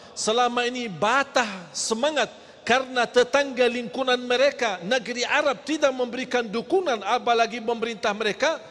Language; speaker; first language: Malay; non-native, fluent; Arabic